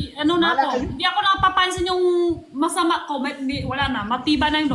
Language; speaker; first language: Filipino; non-native, local second language; Cebuano